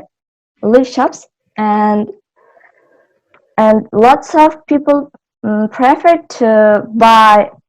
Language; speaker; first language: English; non-native, learner; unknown